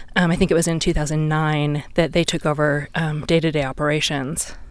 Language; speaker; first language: English; native; English